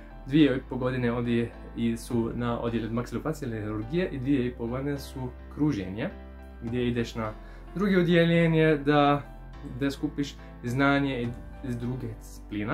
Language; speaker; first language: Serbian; non-native, learner; Arabic